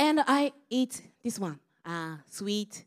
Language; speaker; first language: English; non-native, learner; Japanese